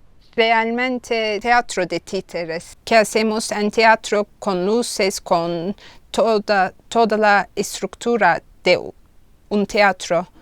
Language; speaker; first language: Spanish; non-native, fluent; Turkish